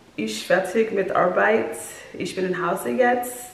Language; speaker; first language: German; non-native, learner; English